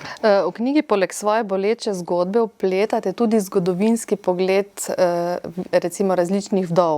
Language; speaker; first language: Slovenian; native; Slovenian